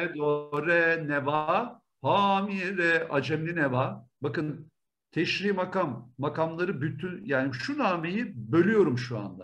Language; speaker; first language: Turkish; native; Turkish